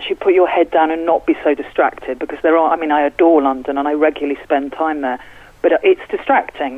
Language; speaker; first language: English; native; English